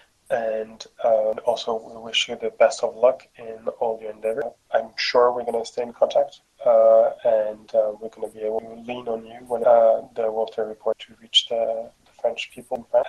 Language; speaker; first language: English; non-native, fluent; French